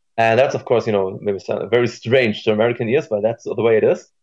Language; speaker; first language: English; non-native, fluent; German